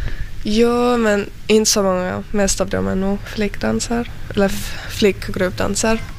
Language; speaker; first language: Swedish; early bilingual, other home language; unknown